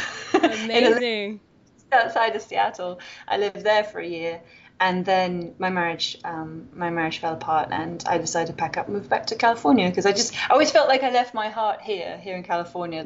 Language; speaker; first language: English; native; English